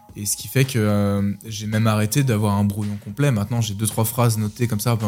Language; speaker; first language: French; native; French